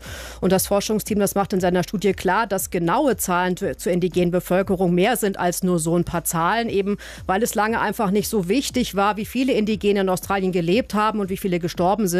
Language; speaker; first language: German; native; German